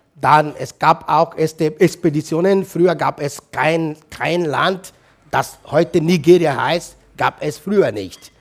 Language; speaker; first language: German; non-native, fluent; Igbo